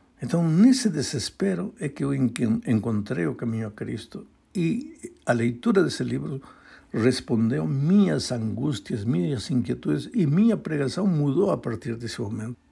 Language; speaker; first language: Portuguese; non-native, fluent; Spanish